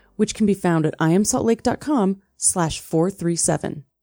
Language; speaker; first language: English; native; English